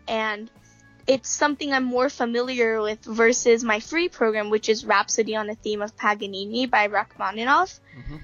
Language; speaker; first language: English; early bilingual, other home language; Japanese